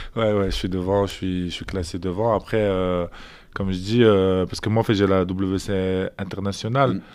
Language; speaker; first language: French; early bilingual, other home language; Azerbaijani